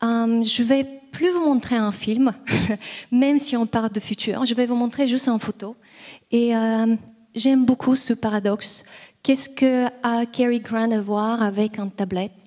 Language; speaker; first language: French; non-native, fluent; Bulgarian